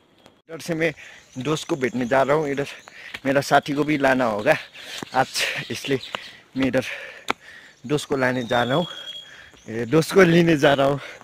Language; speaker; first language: Hindi; non-native, learner; Nepali